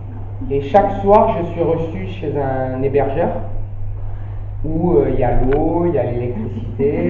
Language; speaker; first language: French; native; French